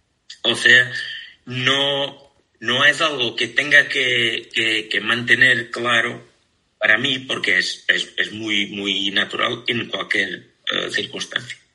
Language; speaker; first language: Spanish; non-native, fluent; Portuguese